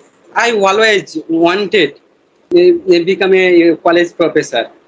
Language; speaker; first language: English; non-native, learner; Bangla